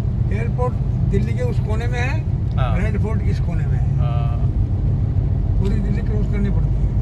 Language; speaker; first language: Hindi; native; Hindi